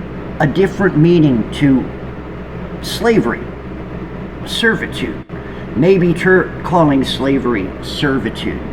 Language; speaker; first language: English; native; English